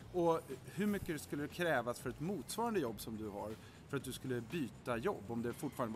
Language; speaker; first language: Swedish; native; Swedish